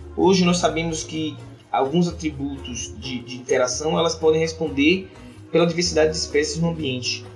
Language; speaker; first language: Portuguese; native; Portuguese